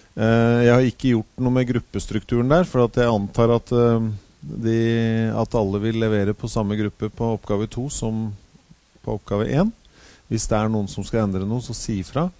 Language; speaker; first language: Norwegian; native; Norwegian